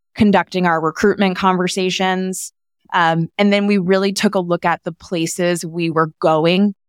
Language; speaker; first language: English; native; English